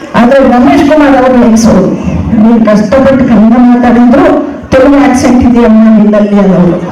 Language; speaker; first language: Kannada; non-native, local second language; Telugu